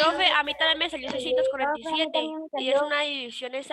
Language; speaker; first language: Spanish; native; Spanish